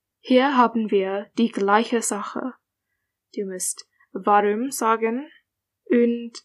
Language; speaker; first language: German; non-native, learner; English